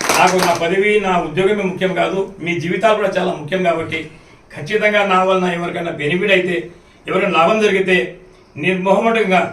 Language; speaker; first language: Telugu; non-native, local second language; Lambadi